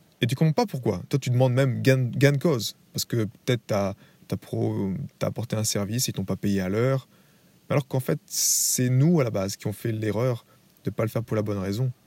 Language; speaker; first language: French; native; French